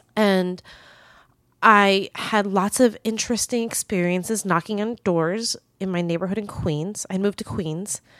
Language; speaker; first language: English; early bilingual, other home language; Chinese